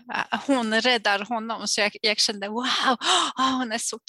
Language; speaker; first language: Swedish; non-native, fluent; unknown